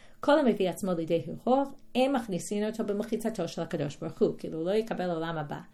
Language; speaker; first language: Hebrew; non-native, fluent; English